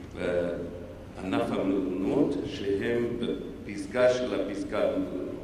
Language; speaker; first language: Hebrew; non-native, fluent; English